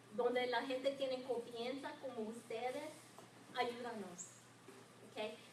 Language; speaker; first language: Spanish; non-native, learner; English